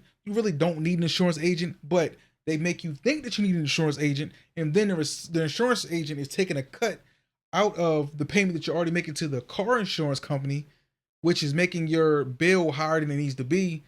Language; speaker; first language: English; native; English